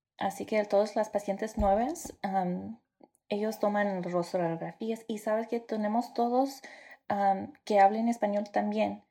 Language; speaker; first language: Spanish; early bilingual, heritage; Spanish